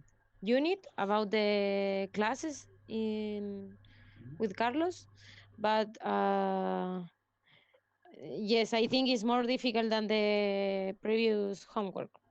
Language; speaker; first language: English; non-native, learner; Spanish